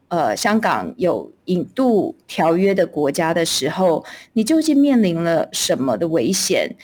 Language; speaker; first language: Chinese; native; Chinese